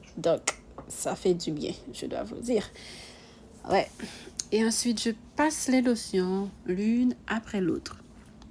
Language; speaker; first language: French; non-native, local second language; Haitian Creole